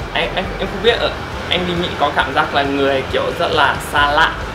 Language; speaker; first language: Vietnamese; non-native, fluent; English